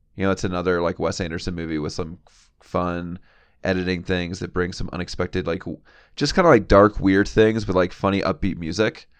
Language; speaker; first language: English; native; English